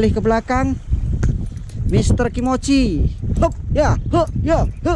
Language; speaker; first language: Malay; native; Malay